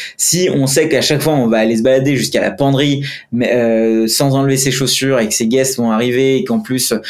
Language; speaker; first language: French; non-native, fluent; Hindi